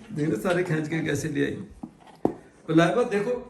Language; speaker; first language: Urdu; non-native, local second language; Punjabi